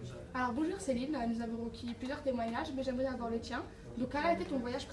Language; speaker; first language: French; native; French